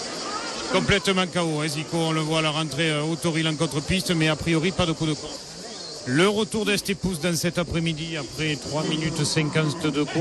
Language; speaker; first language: French; native; French